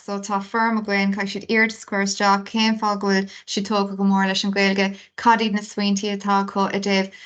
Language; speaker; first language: Irish; non-native, local second language; English